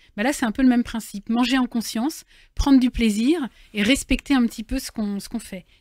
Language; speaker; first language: French; native; French